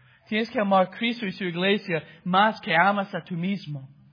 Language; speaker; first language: Spanish; non-native, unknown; English